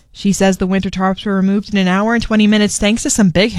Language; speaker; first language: English; native; English